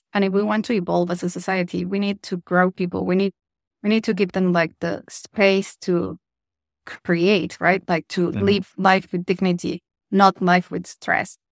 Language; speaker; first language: English; non-native, fluent; Spanish